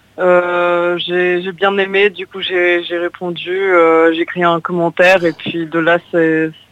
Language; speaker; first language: French; non-native, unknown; Hebrew